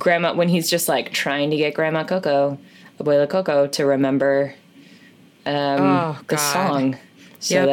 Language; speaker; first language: English; native; English